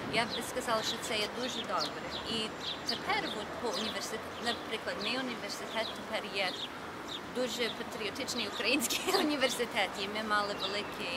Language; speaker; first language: Ukrainian; early bilingual, heritage; Ukrainian